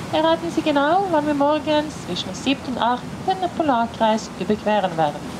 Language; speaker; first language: German; non-native, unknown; Norwegian